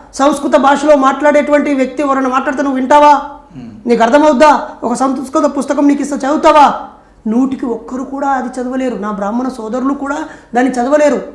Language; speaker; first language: Telugu; native; Telugu